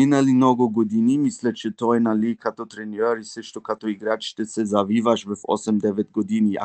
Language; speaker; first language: Bulgarian; early bilingual, heritage; Bulgarian